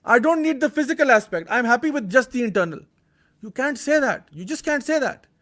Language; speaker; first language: English; non-native, local second language; Urdu